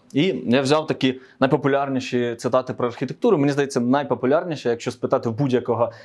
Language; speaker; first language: Ukrainian; native; Ukrainian